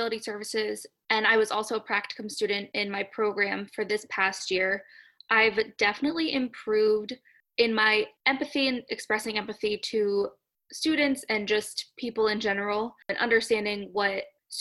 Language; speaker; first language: English; native; English